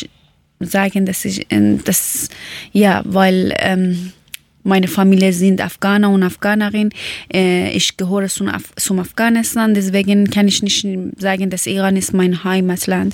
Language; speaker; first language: German; non-native, fluent; Persian